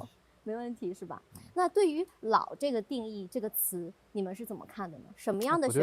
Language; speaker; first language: Chinese; native; Chinese